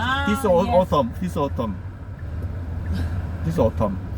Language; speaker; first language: English; non-native, learner; Korean